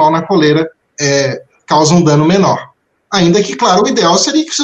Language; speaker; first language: Portuguese; native; Portuguese